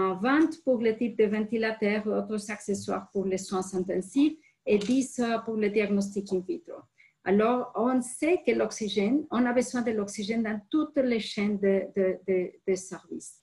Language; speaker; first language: French; non-native, fluent; Spanish